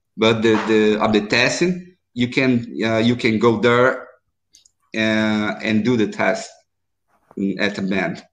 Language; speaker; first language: English; non-native, learner; Portuguese